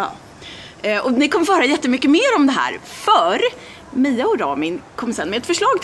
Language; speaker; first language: Swedish; native; Swedish